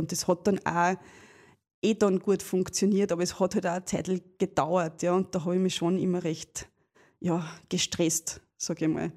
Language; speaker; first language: German; native; German